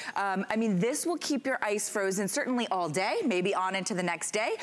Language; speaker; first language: English; native; English